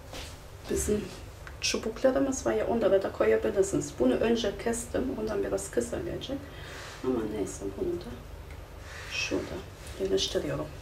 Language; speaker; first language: Turkish; non-native, fluent; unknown